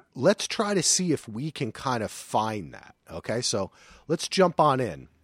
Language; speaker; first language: English; native; English